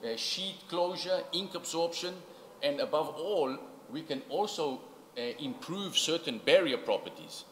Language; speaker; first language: English; non-native, fluent; Italian